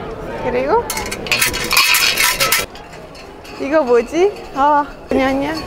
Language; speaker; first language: Korean; non-native, fluent; Estonian